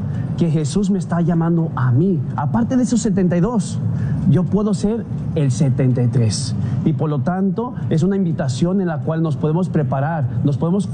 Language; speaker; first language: Spanish; early bilingual, heritage; Spanish